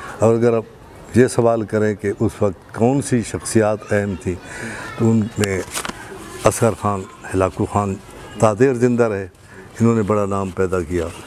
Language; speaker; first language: Urdu; non-native, local second language; Saraiki